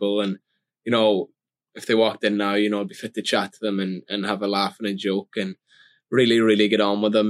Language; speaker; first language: English; native; English